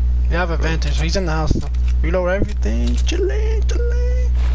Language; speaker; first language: English; early bilingual, other home language; Spanish